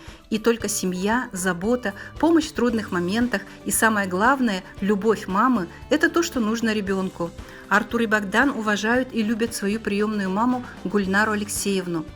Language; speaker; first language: Russian; native; Russian